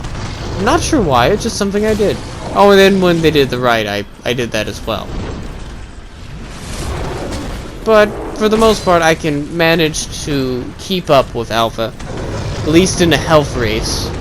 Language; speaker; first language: English; native; English